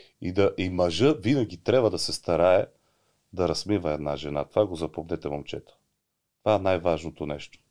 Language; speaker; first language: Bulgarian; native; Bulgarian